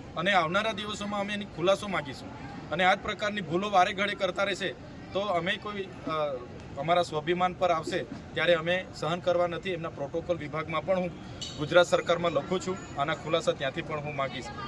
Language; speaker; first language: Gujarati; non-native, local second language; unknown